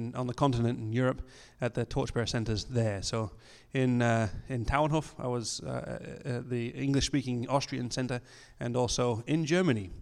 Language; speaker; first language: English; native; English